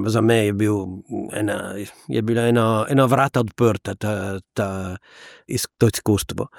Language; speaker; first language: Slovenian; non-native, learner; Italian